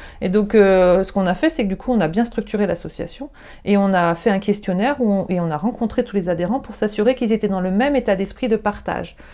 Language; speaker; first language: French; native; French